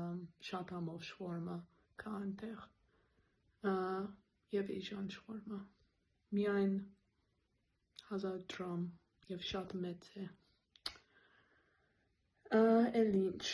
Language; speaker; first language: Armenian; non-native, learner; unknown